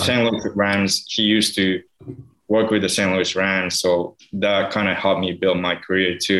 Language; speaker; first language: English; non-native, fluent; Japanese